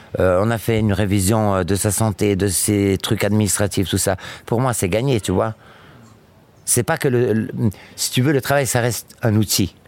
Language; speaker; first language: French; native; French